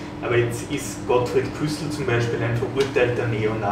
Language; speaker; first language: German; native; German